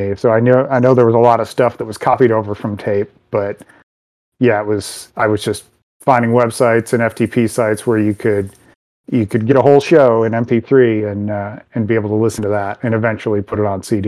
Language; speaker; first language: English; native; English